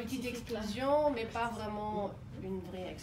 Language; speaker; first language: French; non-native, fluent; German